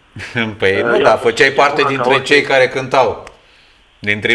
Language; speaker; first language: Romanian; native; Romanian